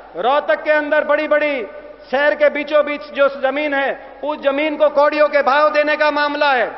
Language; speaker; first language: Hindi; native; Hindi